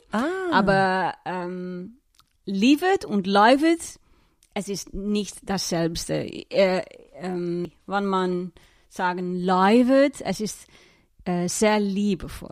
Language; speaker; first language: German; non-native, learner; Dutch